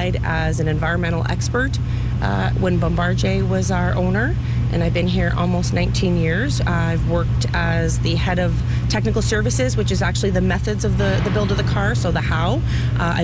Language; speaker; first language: English; native; English